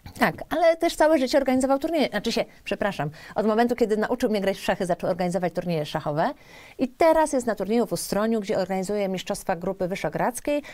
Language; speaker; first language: Polish; native; Polish